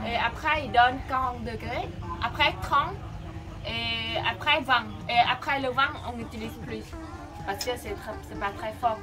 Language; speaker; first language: French; non-native, learner; Khmer